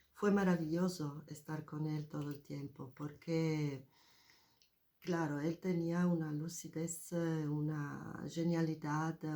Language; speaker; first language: Spanish; non-native, fluent; Italian